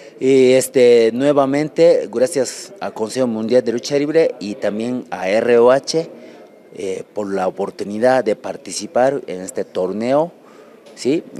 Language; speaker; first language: Spanish; non-native, learner; Japanese